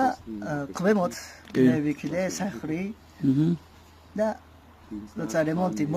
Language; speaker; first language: Georgian; non-native, learner; Japanese